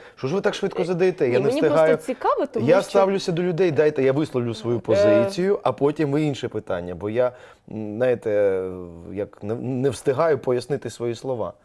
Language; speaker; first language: Ukrainian; non-native, local second language; Russian